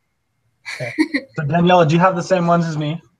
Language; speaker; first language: English; native; English